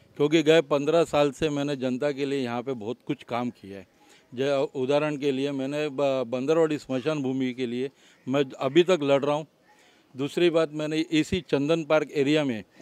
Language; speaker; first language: Hindi; non-native, local second language; Marathi